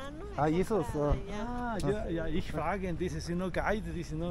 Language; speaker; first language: German; non-native, learner; Spanish